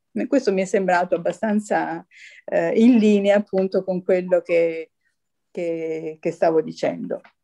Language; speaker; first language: Italian; native; Italian